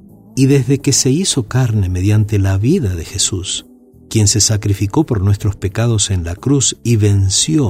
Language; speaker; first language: Spanish; native; Spanish